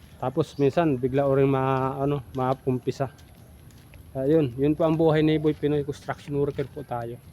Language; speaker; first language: Filipino; non-native, local second language; Bikol